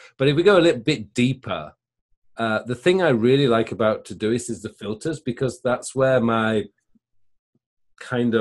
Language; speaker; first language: English; native; English